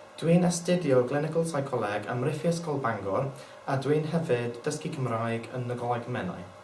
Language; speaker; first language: Welsh; non-native, learner; English